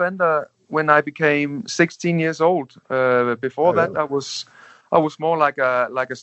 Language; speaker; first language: English; non-native, fluent; Danish